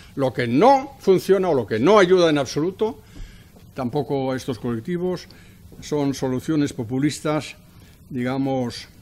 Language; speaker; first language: Spanish; non-native, fluent; German